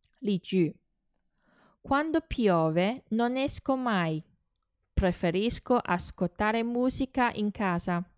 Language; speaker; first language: Italian; non-native, fluent; Chinese